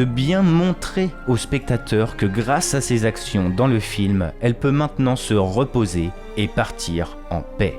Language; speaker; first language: French; native; French